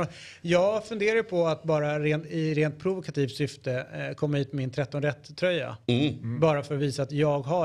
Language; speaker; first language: Swedish; native; Swedish